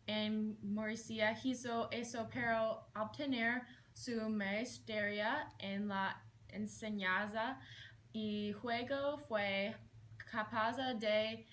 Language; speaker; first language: Spanish; non-native, learner; English